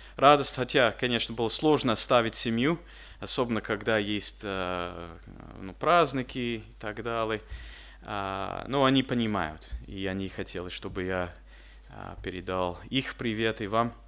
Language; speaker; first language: Russian; early bilingual, heritage; English